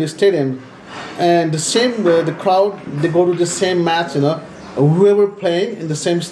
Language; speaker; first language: English; non-native, learner; Nepali